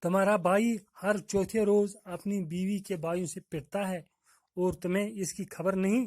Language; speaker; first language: Hindi; non-native, local second language; Kashmiri